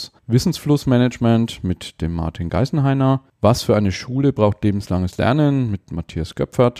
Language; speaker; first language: German; native; German